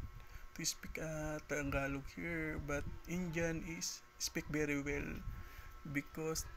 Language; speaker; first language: English; non-native, learner; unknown